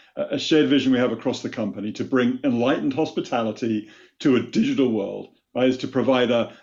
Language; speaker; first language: English; native; English